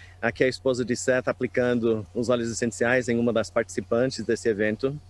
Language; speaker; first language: Portuguese; non-native, fluent; English